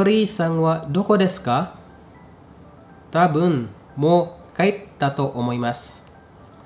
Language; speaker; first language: Japanese; non-native, fluent; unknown